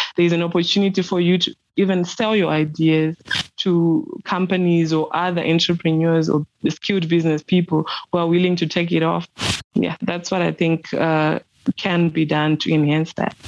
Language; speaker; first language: English; non-native, local second language; Shona